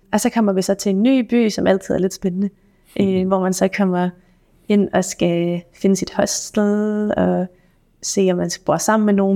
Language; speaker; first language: Danish; native; Danish